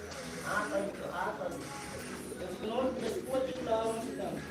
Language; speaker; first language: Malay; non-native, local second language; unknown